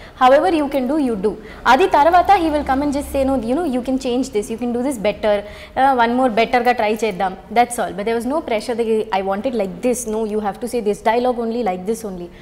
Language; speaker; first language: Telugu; non-native, learner; Tamil